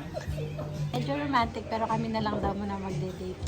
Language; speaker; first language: Filipino; native; Filipino